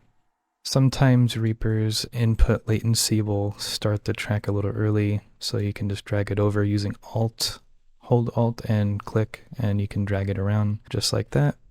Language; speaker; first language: English; native; English